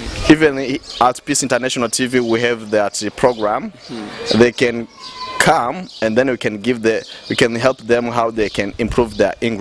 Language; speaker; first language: English; non-native, local second language; Rundi